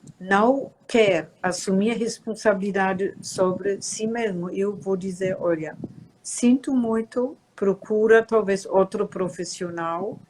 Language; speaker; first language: Portuguese; non-native, fluent; German